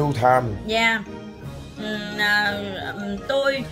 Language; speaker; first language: English; non-native, learner; Vietnamese